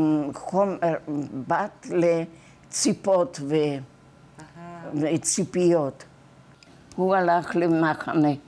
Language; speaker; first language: Hebrew; non-native, fluent; Czech